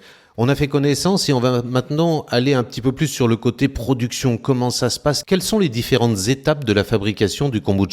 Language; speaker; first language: French; native; French